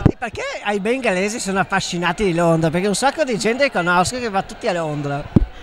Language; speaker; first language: Italian; native; Italian